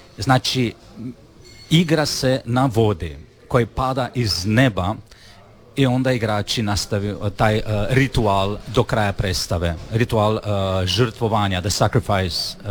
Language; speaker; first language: Croatian; non-native, fluent; Romanian